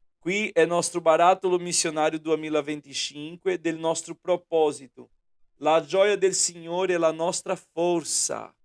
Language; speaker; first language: Italian; non-native, fluent; Portuguese